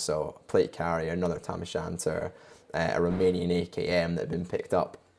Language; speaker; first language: English; native; English